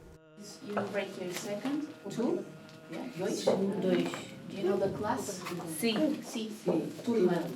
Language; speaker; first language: English; non-native, learner; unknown